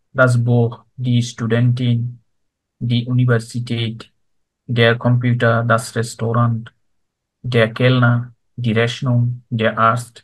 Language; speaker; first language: German; non-native, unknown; Bangla